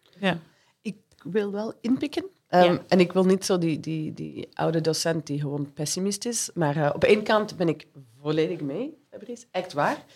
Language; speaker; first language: Dutch; non-native, fluent; English